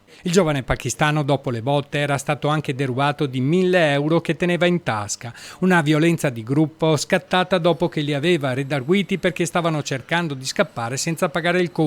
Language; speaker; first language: Italian; native; Italian